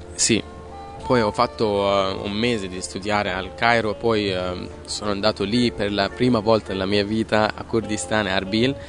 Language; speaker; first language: Italian; non-native, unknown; Arabic